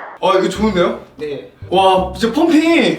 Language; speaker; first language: Korean; native; Korean